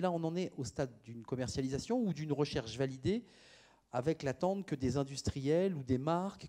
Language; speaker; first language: French; native; French